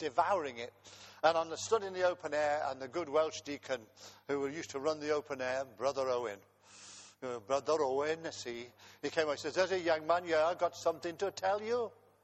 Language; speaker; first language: English; native; English